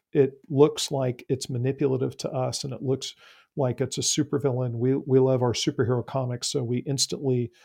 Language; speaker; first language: English; native; English